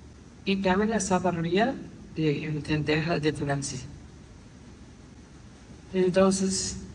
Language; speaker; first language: Spanish; non-native, fluent; English